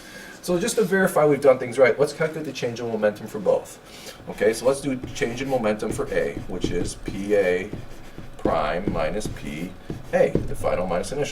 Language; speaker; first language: English; native; English